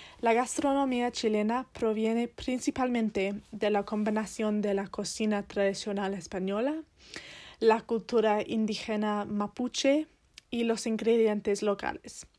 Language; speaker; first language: Spanish; non-native, fluent; English